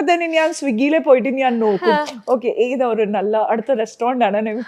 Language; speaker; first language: Malayalam; non-native, local second language; Punjabi